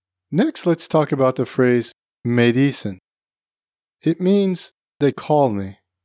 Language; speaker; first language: English; native; English